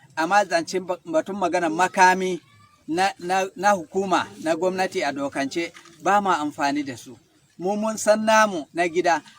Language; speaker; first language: Hausa; non-native, local second language; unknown